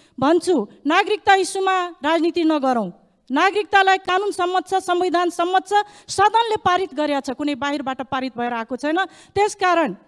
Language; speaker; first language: Nepali; non-native, local second language; Maithili